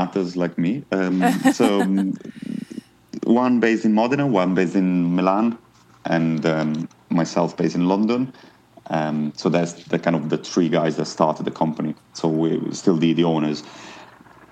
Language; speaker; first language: English; non-native, fluent; Italian